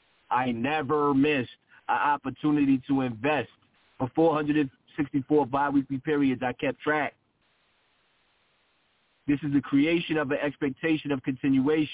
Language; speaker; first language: English; native; English